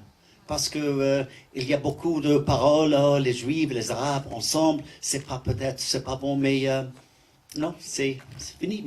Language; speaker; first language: French; non-native, learner; English